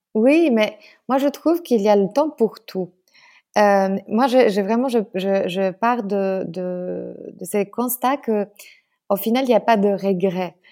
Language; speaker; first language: French; non-native, fluent; Polish